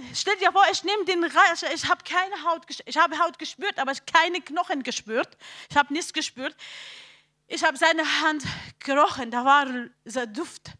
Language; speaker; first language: German; non-native, learner; Arabic